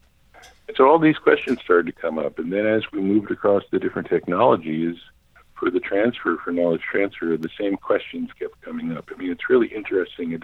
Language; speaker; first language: English; native; English